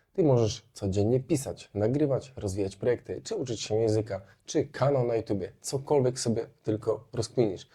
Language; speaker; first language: Polish; native; Polish